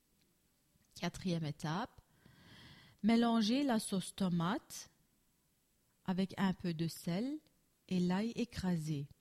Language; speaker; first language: French; non-native, learner; Turkish